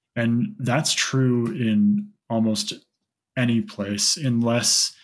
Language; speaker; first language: English; native; English